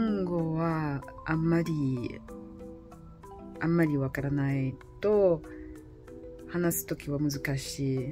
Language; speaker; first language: Japanese; non-native, learner; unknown